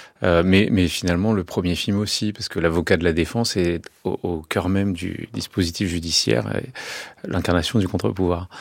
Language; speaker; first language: French; native; French